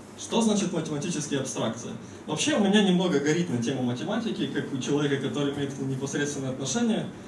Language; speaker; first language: Russian; native; Russian